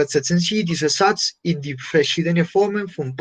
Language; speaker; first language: German; non-native, fluent; Spanish